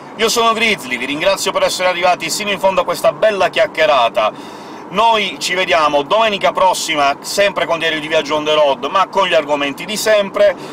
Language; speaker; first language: Italian; native; Italian